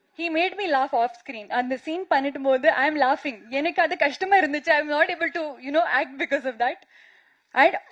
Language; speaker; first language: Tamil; non-native, fluent; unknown